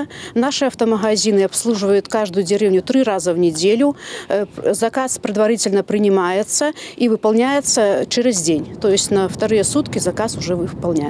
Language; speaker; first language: Russian; native; Russian